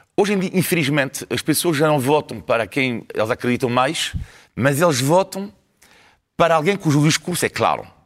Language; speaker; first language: Portuguese; non-native, fluent; French